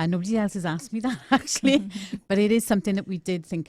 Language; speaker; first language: English; native; English